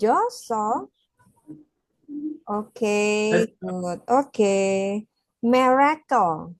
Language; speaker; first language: English; non-native, fluent; Indonesian